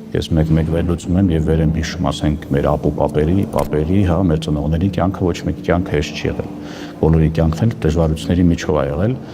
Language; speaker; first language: Armenian; native; Armenian